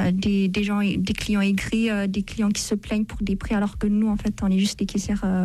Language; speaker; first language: French; non-native, fluent; Amharic